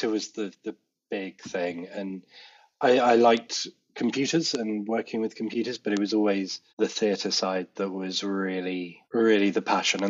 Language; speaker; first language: English; native; English